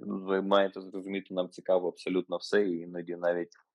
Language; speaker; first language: Ukrainian; native; Ukrainian